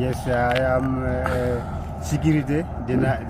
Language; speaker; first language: English; non-native, learner; Soninke